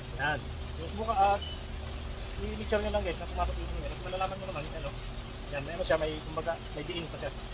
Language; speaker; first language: Filipino; non-native, local second language; Cebuano